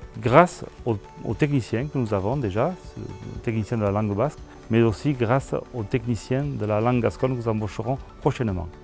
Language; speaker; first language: French; non-native, local second language; Basque